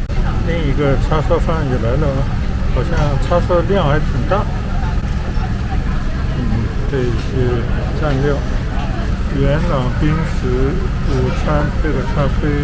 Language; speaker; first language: Chinese; native; Chinese